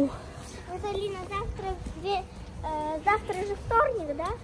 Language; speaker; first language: Russian; early bilingual, heritage; Russian